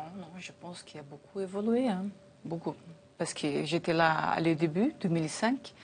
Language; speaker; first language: French; non-native, learner; Portuguese